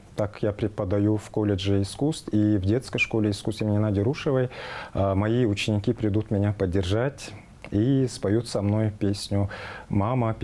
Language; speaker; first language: Russian; non-native, local second language; Tuvinian